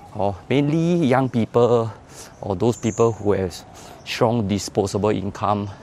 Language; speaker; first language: English; non-native, local second language; Chinese